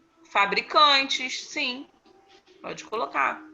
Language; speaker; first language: Portuguese; native; Portuguese